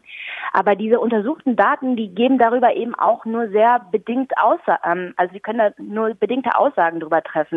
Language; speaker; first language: German; native; German